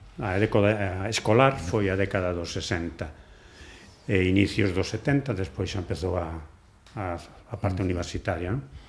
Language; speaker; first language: Galician; non-native, local second language; Spanish